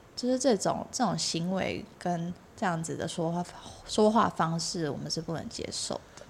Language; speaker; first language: Chinese; native; Chinese